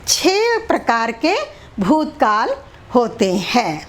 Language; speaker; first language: Hindi; non-native, local second language; Telugu